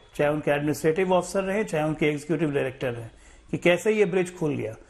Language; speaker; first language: Hindi; native; Hindi